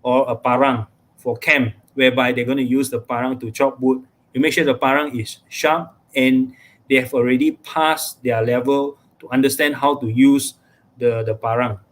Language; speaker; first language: English; non-native, local second language; Malay